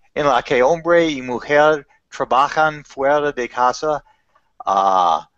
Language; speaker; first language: Spanish; non-native, learner; English